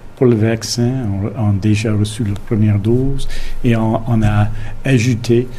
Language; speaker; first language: French; non-native, fluent; English